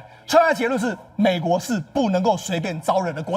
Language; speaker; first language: Chinese; native; Chinese